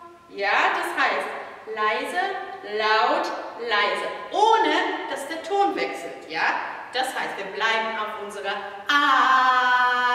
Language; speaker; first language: German; non-native, fluent; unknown